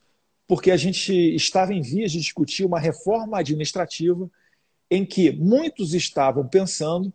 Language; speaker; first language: Portuguese; native; Portuguese